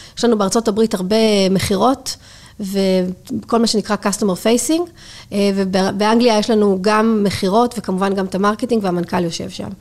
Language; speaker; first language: Hebrew; native; Hebrew